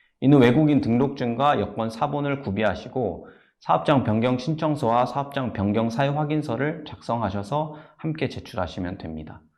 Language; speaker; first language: Korean; native; Korean